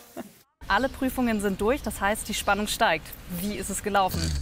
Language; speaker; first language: German; native; German